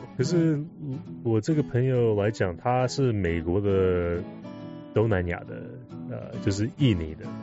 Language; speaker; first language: Chinese; early bilingual, heritage; Chinese